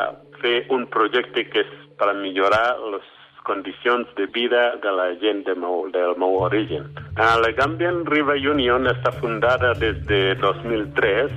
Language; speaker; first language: Catalan; non-native, fluent; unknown